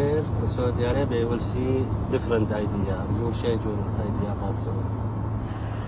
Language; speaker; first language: English; non-native, fluent; Arabic